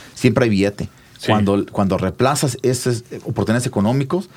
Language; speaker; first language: Spanish; early bilingual, heritage; Spanish